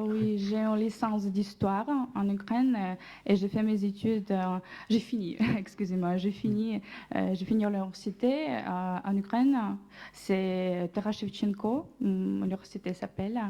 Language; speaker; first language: French; non-native, learner; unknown